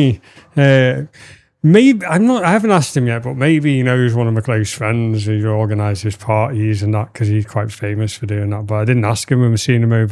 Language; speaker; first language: English; native; English